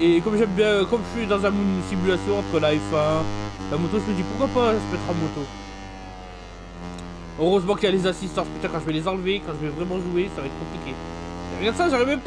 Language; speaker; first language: French; native; French